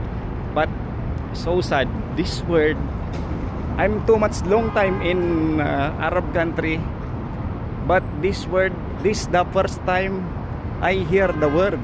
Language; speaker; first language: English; non-native, learner; Filipino